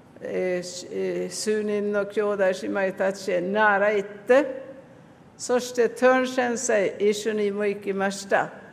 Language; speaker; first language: Japanese; non-native, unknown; Swedish